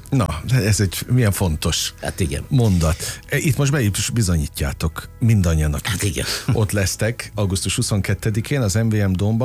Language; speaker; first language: Hungarian; native; Hungarian